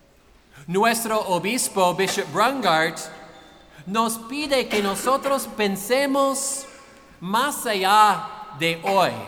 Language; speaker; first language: Spanish; non-native, fluent; English